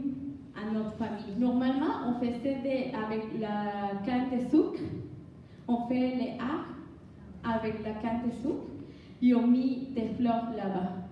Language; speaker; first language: French; non-native, learner; Spanish